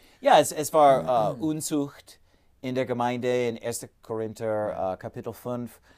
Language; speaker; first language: German; non-native, fluent; English